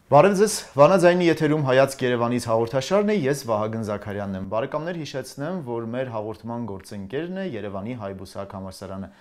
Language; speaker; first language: Armenian; native; Armenian